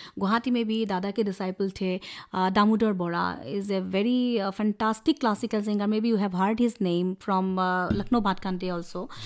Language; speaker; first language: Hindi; non-native, local second language; Assamese